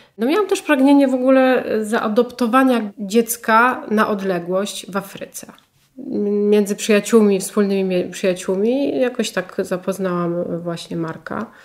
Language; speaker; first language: Polish; native; Polish